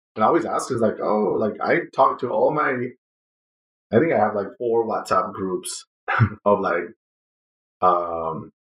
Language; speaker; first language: English; non-native, fluent; Spanish